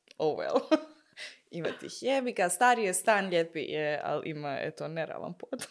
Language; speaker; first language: Croatian; early bilingual, heritage; Croatian